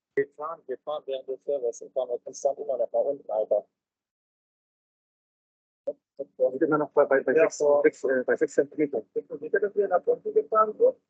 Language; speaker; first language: German; native; German